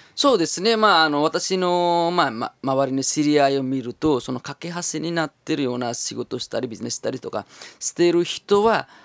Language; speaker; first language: Japanese; non-native, fluent; Nepali